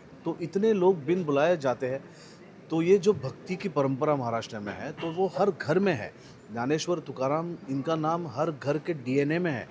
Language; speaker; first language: Hindi; non-native, local second language; Marathi